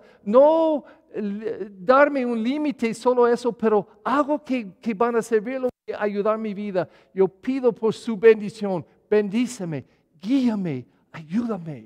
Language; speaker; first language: Spanish; non-native, learner; English